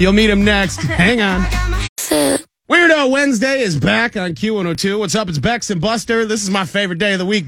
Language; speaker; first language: English; native; English